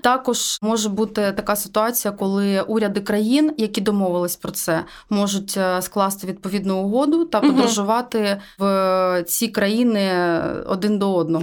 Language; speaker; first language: Ukrainian; native; Ukrainian